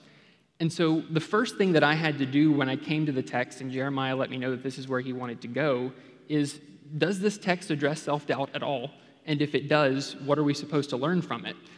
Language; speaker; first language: English; native; English